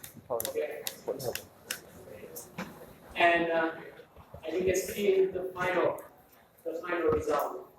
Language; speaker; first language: English; non-native, fluent; Vietnamese